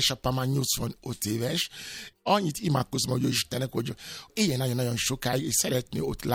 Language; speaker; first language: Hungarian; non-native, fluent; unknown